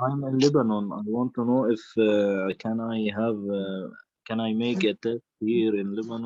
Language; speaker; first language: English; non-native, learner; Arabic